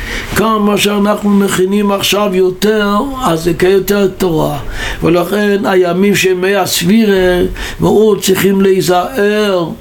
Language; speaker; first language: Hebrew; non-native, local second language; Yiddish